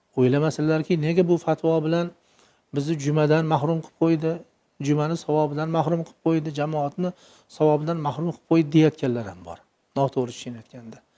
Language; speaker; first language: Uzbek; native; Uzbek